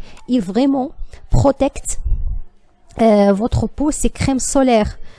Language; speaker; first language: French; non-native, learner; Arabic